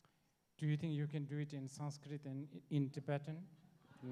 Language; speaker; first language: English; non-native, learner; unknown